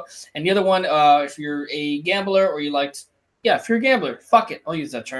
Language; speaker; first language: English; native; English